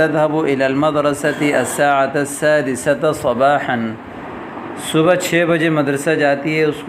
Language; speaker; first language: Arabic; non-native, fluent; Urdu